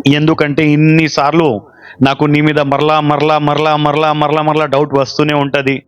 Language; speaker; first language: Telugu; non-native, local second language; Urdu